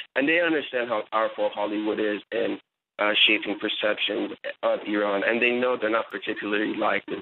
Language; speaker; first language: English; native; English